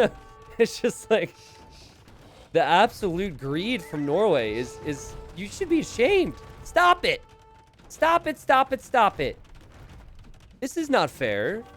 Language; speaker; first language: English; native; English